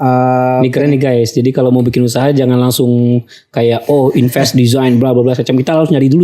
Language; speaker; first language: Indonesian; native; Indonesian